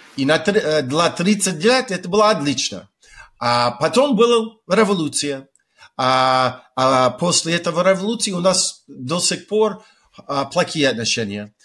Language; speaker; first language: Russian; non-native, fluent; English